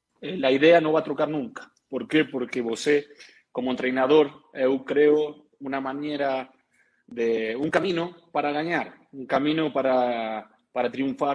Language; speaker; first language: Portuguese; non-native, learner; Spanish